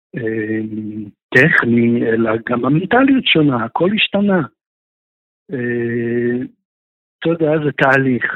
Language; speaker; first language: Hebrew; non-native, fluent; Russian